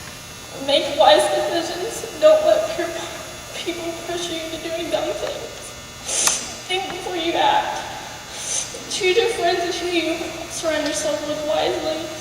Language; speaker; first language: English; native; English